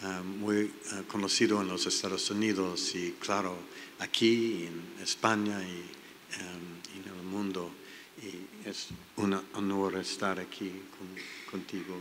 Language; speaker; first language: Spanish; non-native, learner; English